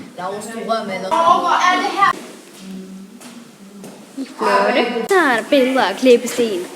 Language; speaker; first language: Danish; native; Danish